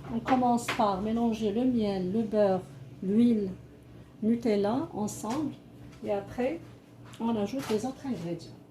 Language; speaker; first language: French; non-native, local second language; Arabic